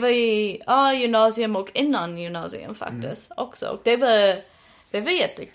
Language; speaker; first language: Swedish; non-native, learner; English